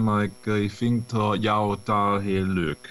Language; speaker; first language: Dutch; non-native, learner; German